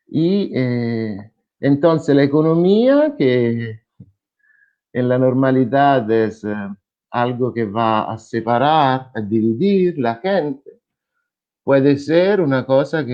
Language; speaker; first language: Spanish; non-native, fluent; Italian